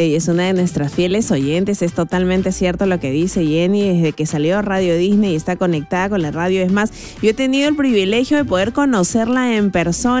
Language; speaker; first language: Spanish; native; Spanish